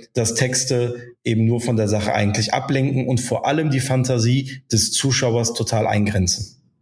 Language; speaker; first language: German; early bilingual, other home language; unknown